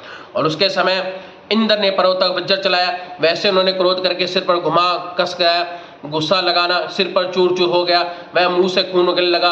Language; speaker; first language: Hindi; native; Hindi